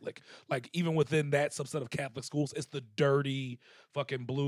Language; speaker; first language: English; native; English